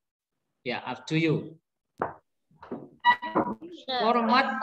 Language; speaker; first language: English; non-native, learner; Indonesian